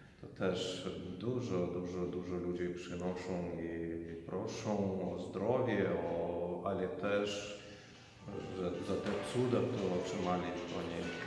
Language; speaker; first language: Polish; non-native, local second language; Lithuanian